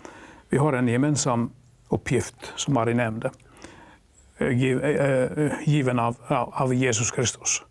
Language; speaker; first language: Swedish; non-native, local second language; Finnish